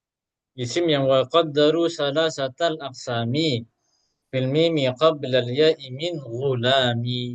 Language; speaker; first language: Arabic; non-native, fluent; Indonesian